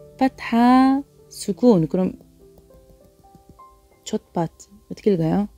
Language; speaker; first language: Korean; non-native, learner; Arabic